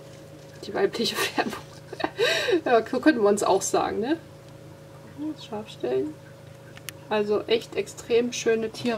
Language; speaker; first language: German; native; German